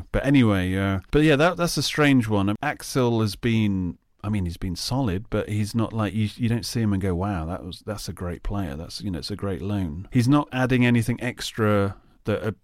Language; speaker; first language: English; native; English